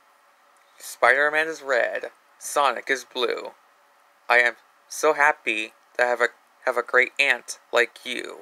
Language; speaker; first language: English; native; English